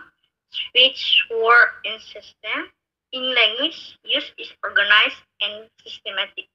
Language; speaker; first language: English; non-native, learner; Indonesian